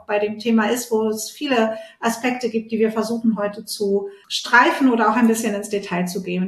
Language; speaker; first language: German; native; German